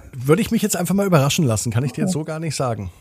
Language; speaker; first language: German; native; German